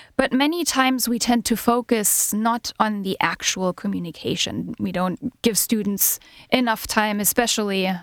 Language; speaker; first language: English; non-native, fluent; German